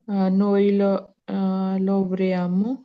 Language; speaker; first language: Italian; non-native, learner; Punjabi